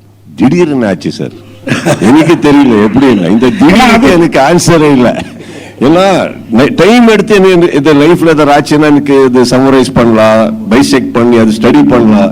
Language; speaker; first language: Tamil; non-native, fluent; Kannada